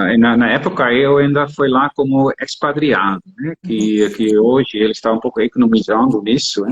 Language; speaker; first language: Portuguese; non-native, fluent; Dutch